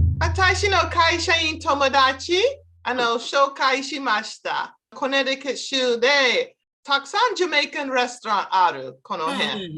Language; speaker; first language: Japanese; non-native, learner; English